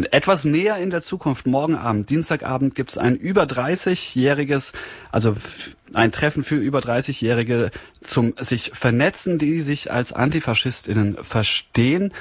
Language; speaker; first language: German; native; German